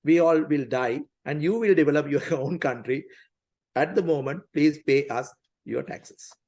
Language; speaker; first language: English; non-native, local second language; Tamil